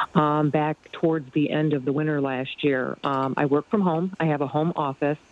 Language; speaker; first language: English; native; English